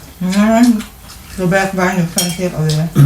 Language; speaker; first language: English; non-native, learner; Thai